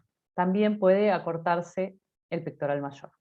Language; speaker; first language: Spanish; native; Spanish